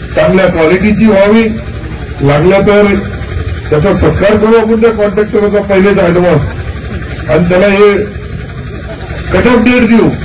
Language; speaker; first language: Marathi; non-native, local second language; Urdu